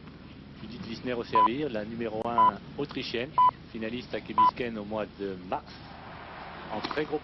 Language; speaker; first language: French; native; French